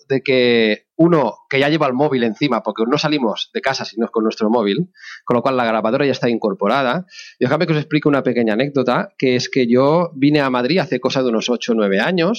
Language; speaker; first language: Spanish; native; Spanish